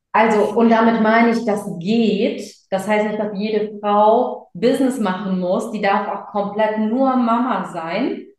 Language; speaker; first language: German; early bilingual, other home language; Tamil